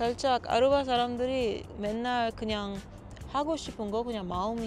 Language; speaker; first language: Korean; non-native, learner; Papiamento